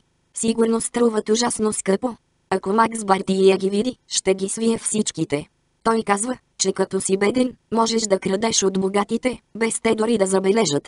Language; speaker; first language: Bulgarian; native; Bulgarian